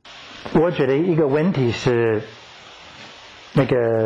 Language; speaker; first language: Chinese; non-native, learner; English